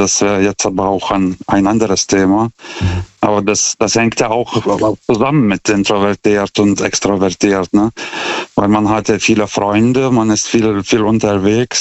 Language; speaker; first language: German; non-native, fluent; Lithuanian